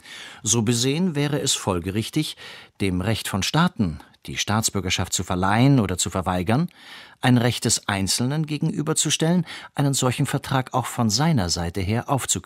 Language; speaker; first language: German; native; German